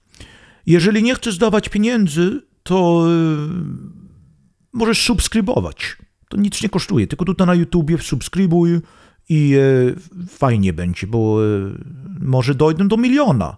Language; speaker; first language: Polish; non-native, learner; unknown